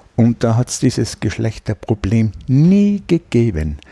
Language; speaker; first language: German; native; German